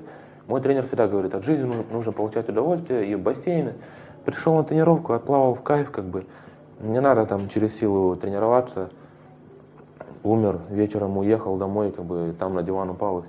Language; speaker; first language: Russian; native; Russian